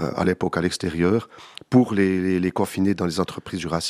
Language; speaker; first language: French; native; French